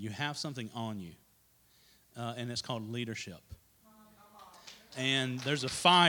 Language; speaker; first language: English; native; English